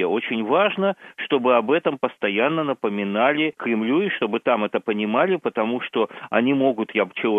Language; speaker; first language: Russian; native; Russian